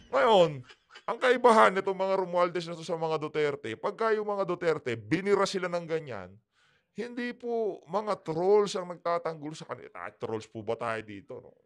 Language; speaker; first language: Filipino; native; Filipino